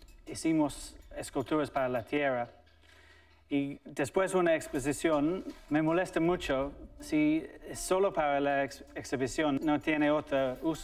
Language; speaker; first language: Spanish; non-native, learner; English